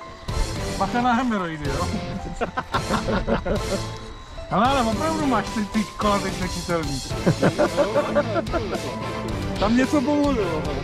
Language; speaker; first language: Czech; native; Czech